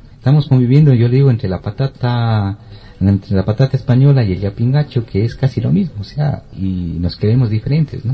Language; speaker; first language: Spanish; native; Spanish